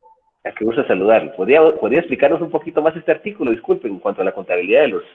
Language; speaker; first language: Spanish; native; Spanish